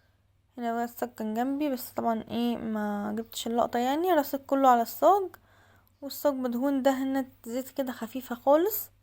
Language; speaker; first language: Arabic; native; Arabic